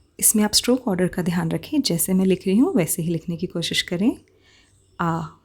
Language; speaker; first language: Hindi; native; Hindi